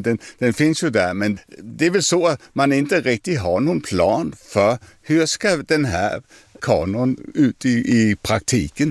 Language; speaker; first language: Swedish; non-native, fluent; French